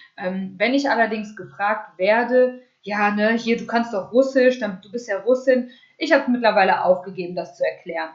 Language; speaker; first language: German; early bilingual, other home language; Russian